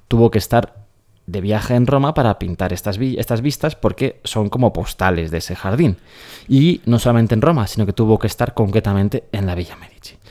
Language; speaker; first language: Spanish; native; Spanish